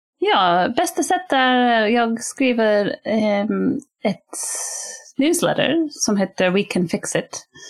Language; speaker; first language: Swedish; non-native, fluent; English